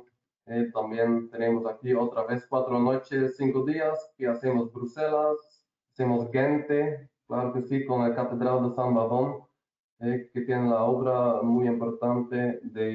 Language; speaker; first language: Spanish; non-native, learner; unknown